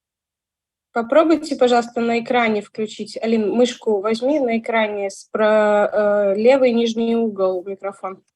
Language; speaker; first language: Russian; native; Russian